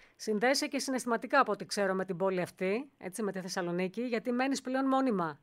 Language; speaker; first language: Greek; native; Greek